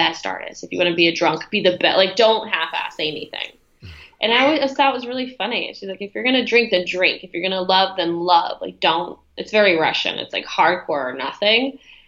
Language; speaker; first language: English; early bilingual, other home language; Russian